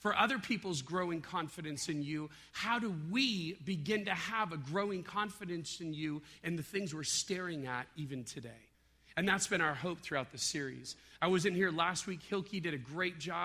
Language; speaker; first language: English; native; English